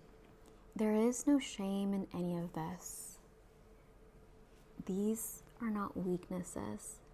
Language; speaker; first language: English; native; English